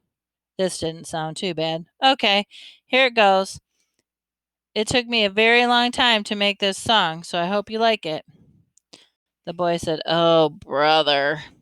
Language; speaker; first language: English; native; English